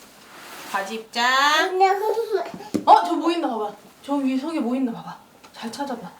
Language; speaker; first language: Korean; native; Korean